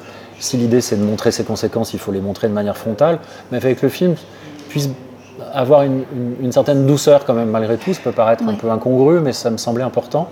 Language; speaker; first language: French; native; French